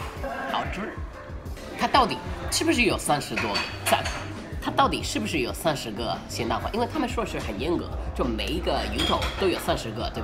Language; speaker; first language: Chinese; non-native, fluent; English